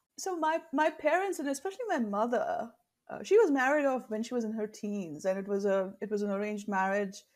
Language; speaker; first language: English; non-native, local second language; Tamil